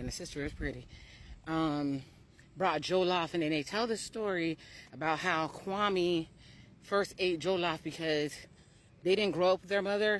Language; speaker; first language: English; native; English